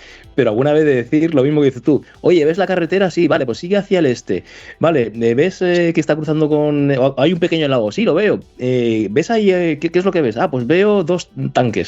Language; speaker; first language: Spanish; native; Spanish